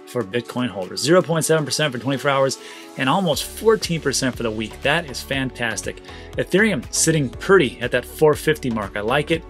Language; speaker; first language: English; native; English